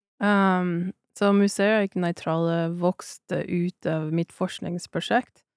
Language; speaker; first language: Norwegian; non-native, fluent; English